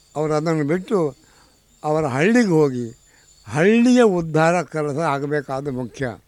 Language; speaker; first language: Kannada; non-native, local second language; Tulu